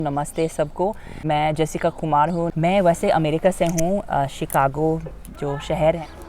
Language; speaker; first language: Hindi; non-native, fluent; English